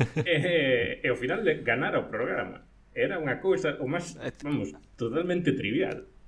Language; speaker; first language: Galician; non-native, local second language; Spanish